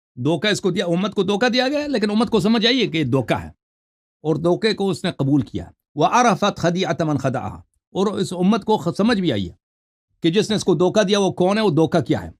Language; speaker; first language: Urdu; non-native, fluent; Persian